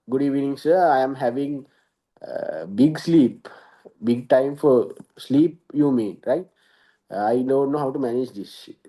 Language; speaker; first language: English; non-native, local second language; Sinhala